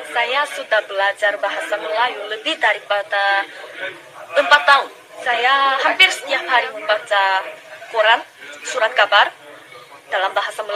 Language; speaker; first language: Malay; non-native, fluent; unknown